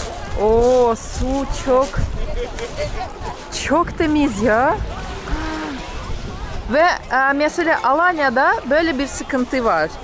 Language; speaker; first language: Turkish; non-native, fluent; Russian